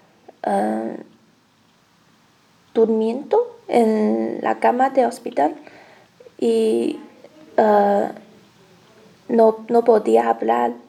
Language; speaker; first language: Spanish; non-native, learner; Chinese